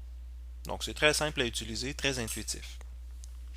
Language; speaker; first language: French; native; French